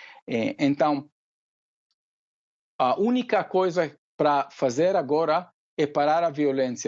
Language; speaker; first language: Portuguese; non-native, fluent; Hebrew